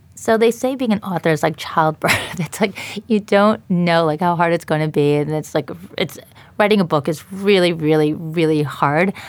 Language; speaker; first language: English; native; English